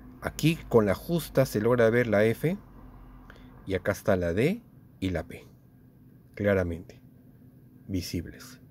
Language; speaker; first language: Spanish; native; Spanish